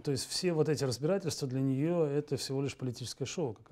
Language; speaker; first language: Russian; native; Russian